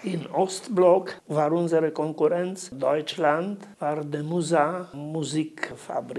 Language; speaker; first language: German; non-native, learner; Romanian